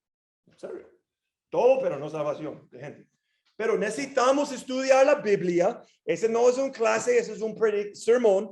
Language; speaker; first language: Spanish; non-native, fluent; English